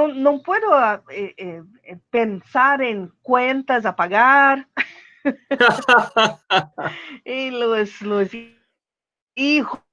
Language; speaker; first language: Spanish; non-native, learner; Portuguese